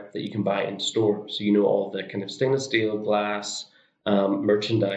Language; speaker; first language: English; native; English